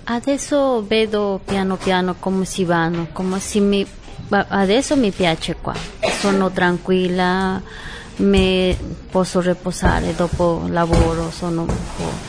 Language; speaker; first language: Italian; non-native, learner; Spanish